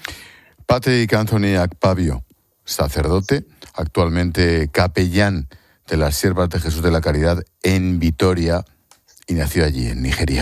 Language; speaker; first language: Spanish; native; Spanish